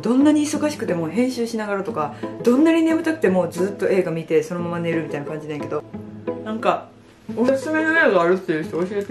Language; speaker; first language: Japanese; native; Japanese